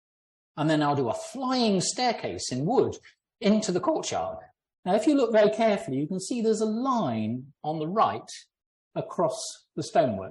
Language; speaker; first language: English; native; English